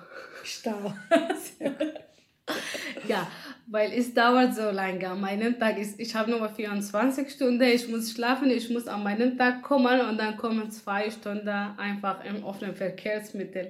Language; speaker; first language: German; non-native, learner; Arabic